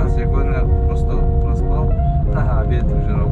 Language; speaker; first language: Russian; non-native, learner; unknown